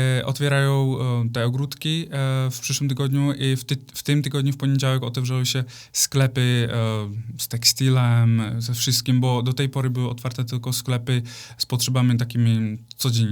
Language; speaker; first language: Polish; non-native, fluent; Czech